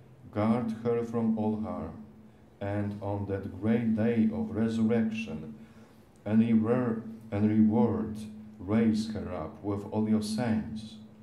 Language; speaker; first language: English; non-native, fluent; Polish